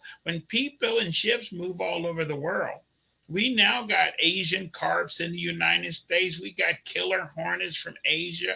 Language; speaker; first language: English; native; English